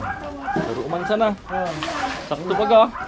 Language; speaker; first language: Filipino; native; Filipino